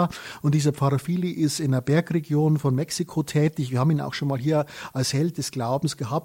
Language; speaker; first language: German; native; German